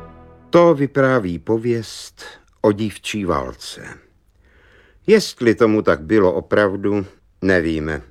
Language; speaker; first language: Czech; native; Czech